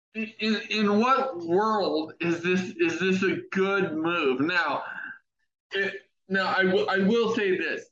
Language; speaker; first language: English; native; English